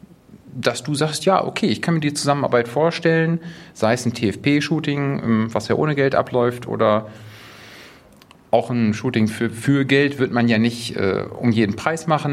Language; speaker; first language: German; native; German